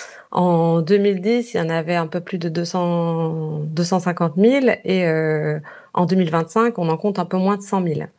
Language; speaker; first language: French; native; French